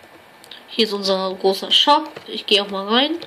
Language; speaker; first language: German; native; German